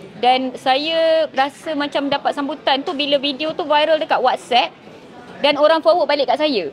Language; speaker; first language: Malay; non-native, local second language; Tamil